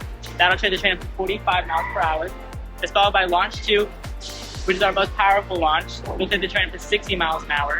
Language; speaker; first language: English; native; English